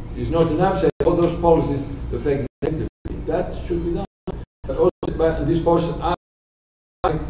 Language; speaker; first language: English; non-native, fluent; Spanish